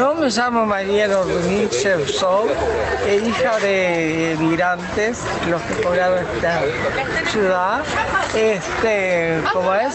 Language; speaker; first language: Spanish; early bilingual, other home language; Russian